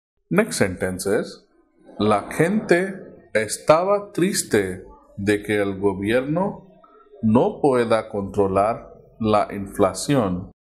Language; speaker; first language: Spanish; non-native, fluent; Hindi